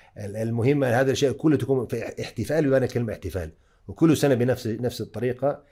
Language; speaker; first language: Arabic; non-native, fluent; English